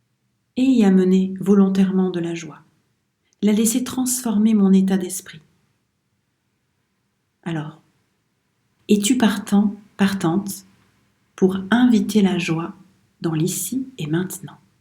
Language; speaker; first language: French; native; French